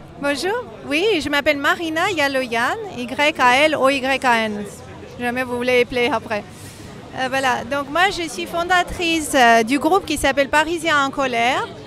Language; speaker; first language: French; non-native, fluent; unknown